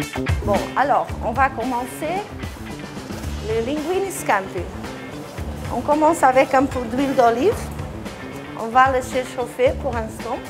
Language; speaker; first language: French; non-native, fluent; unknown